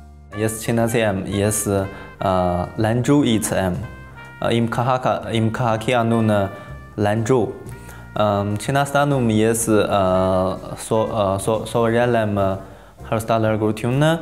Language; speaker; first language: Armenian; non-native, learner; Chinese